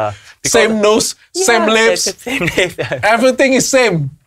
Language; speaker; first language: English; non-native, learner; Indonesian